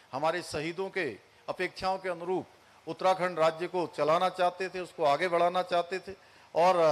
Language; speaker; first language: Hindi; native; Hindi